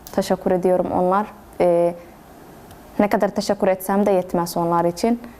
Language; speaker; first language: Turkish; non-native, learner; Somali